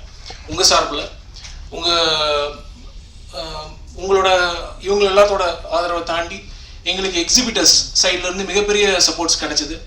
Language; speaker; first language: Tamil; native; Tamil